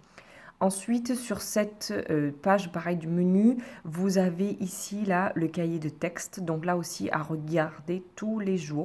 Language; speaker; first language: French; native; French